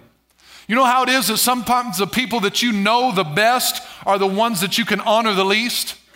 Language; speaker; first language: English; native; English